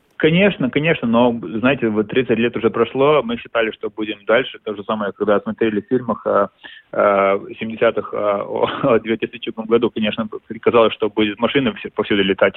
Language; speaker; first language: Russian; non-native, local second language; Latvian